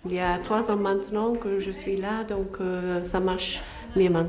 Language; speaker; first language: French; non-native, learner; English